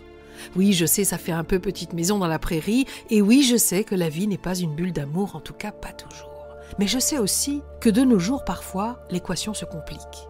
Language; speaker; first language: French; native; French